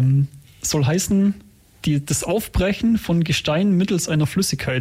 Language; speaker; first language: German; native; German